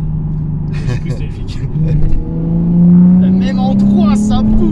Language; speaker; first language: French; native; French